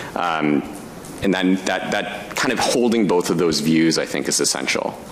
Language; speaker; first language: English; native; English